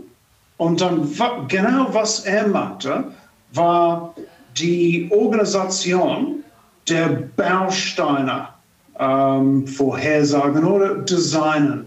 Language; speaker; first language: German; non-native, fluent; English